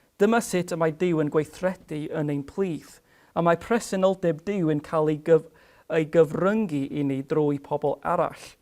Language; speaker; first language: Welsh; non-native, fluent; English